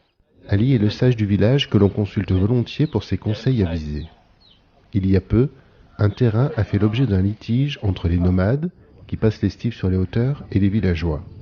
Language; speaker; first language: French; native; French